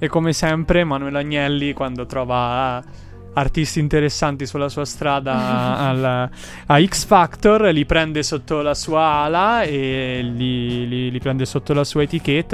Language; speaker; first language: Italian; native; Italian